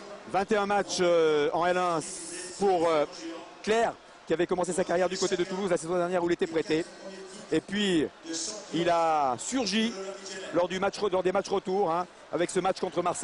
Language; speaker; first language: French; native; French